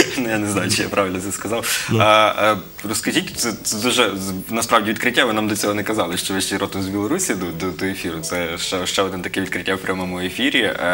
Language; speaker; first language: Ukrainian; native; Ukrainian